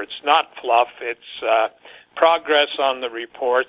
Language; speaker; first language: English; native; English